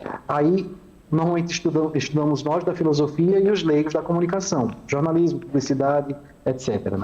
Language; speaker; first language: Portuguese; native; Portuguese